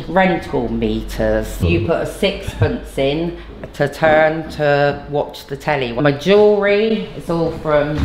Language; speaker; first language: English; native; English